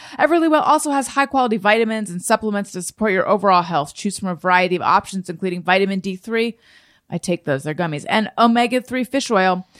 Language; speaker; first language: English; native; English